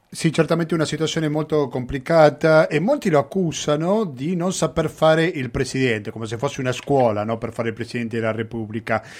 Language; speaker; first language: Italian; non-native, fluent; Spanish